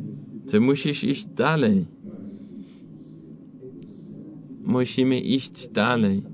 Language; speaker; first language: Polish; non-native, fluent; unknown